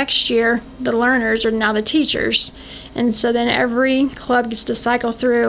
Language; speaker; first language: English; native; English